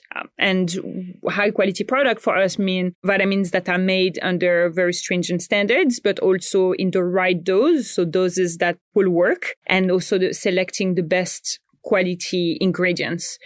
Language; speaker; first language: English; non-native, fluent; French